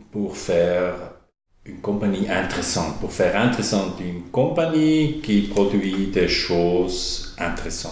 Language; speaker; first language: French; non-native, learner; German